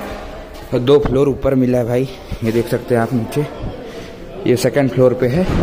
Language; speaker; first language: Hindi; native; Hindi